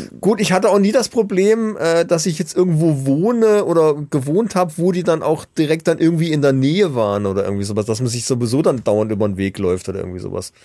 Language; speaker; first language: German; native; German